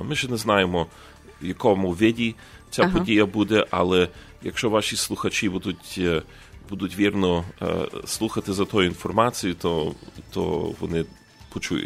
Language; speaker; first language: Ukrainian; early bilingual, heritage; Ukrainian